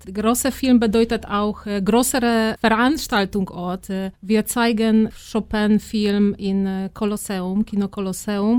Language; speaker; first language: German; non-native, fluent; Polish